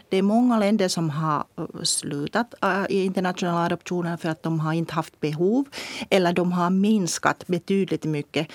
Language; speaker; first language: Swedish; non-native, local second language; Finnish